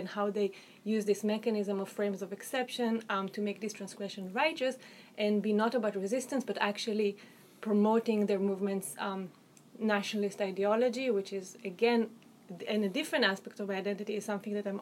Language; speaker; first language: English; non-native, fluent; Hebrew